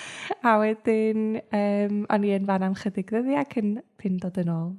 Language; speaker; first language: Welsh; native; Welsh